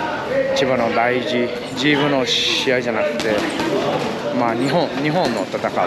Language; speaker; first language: Japanese; non-native, learner; Portuguese